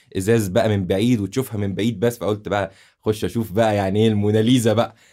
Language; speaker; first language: Arabic; native; Arabic